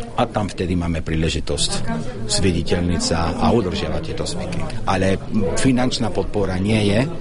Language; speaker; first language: Slovak; non-native, fluent; Spanish